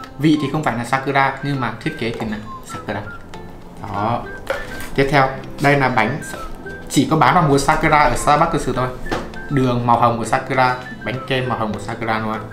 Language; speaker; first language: Vietnamese; native; Vietnamese